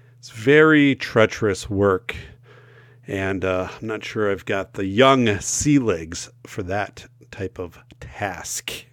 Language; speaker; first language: English; native; English